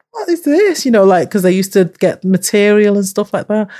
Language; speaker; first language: English; early bilingual, other home language; Yoruba